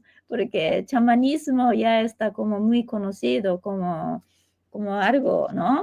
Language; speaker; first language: Spanish; non-native, fluent; Japanese